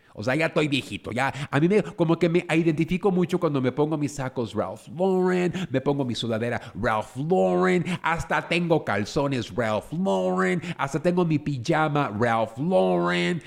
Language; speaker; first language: Spanish; native; Spanish